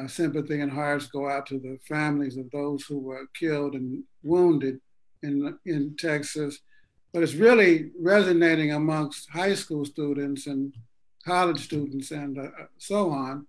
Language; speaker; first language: English; native; English